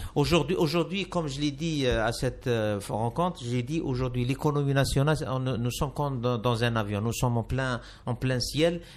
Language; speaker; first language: French; non-native, local second language; Arabic